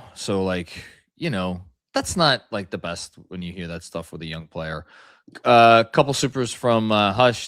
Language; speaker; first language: English; native; English